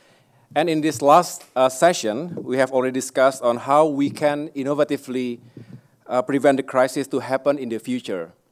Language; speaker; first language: English; non-native, fluent; Indonesian